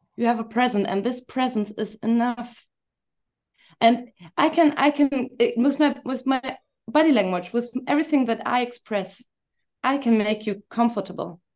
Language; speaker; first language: English; non-native, fluent; German